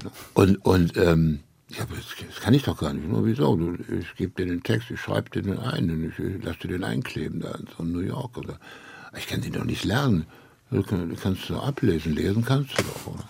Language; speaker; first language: German; native; German